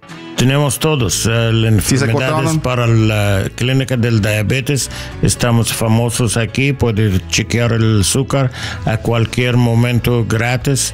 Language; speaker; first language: Spanish; non-native, learner; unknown